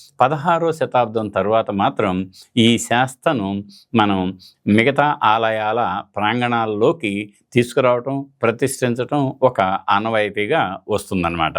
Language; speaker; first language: Telugu; native; Telugu